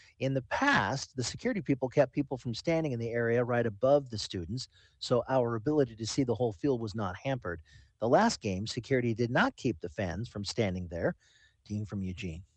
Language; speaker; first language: English; native; English